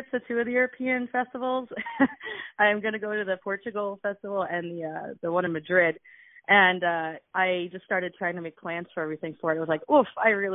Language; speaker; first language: English; native; English